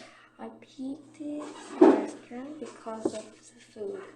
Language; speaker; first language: English; non-native, learner; Korean